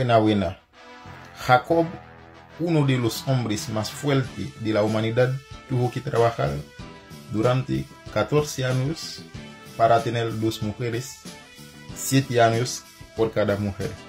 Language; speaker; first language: Spanish; non-native, fluent; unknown